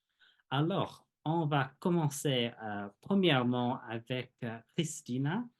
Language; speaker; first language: French; non-native, fluent; English